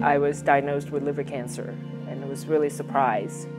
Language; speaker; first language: English; non-native, fluent; Chinese